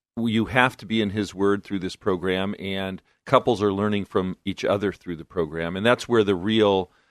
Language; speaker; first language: English; native; English